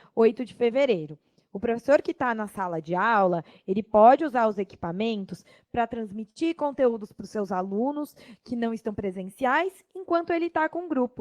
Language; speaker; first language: Portuguese; native; Portuguese